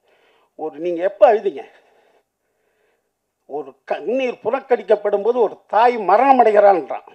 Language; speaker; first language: Tamil; native; Tamil